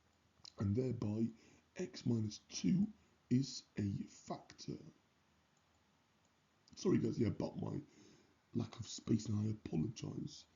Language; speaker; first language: English; native; English